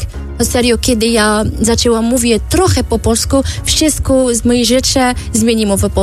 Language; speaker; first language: Polish; non-native, learner; Arabic